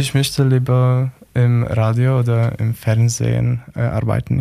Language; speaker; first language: German; non-native, learner; Polish